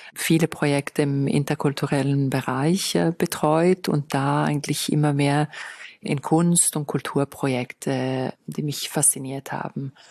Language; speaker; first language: German; non-native, local second language; Italian